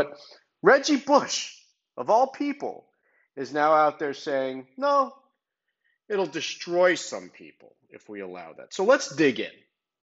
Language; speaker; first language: English; native; English